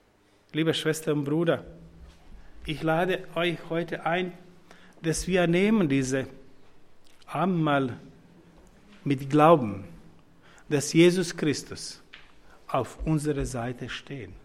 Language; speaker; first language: German; non-native, fluent; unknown